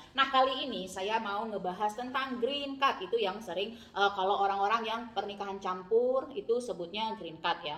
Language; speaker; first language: Indonesian; native; Indonesian